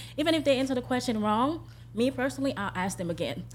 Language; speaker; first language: English; early bilingual, other home language; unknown